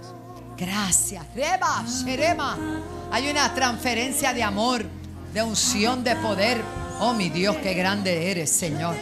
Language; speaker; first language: Spanish; native; Spanish